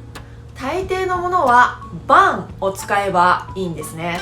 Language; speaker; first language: Japanese; native; Japanese